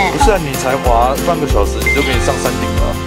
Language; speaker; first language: Chinese; native; Chinese